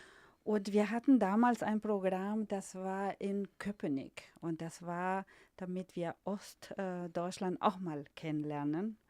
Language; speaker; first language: German; non-native, fluent; Spanish